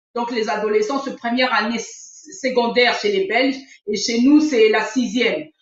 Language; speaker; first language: French; non-native, local second language; Lingala